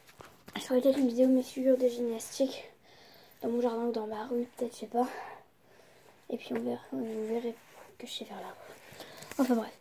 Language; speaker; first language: French; native; French